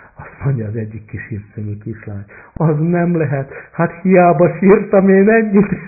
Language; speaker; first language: Hungarian; native; Hungarian